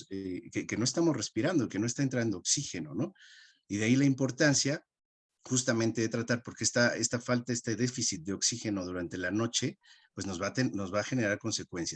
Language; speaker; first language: Spanish; native; Spanish